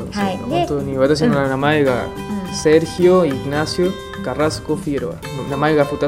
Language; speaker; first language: Japanese; non-native, learner; Spanish